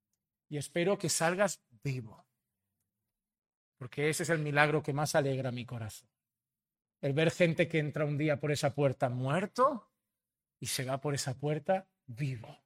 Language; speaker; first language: Spanish; native; Spanish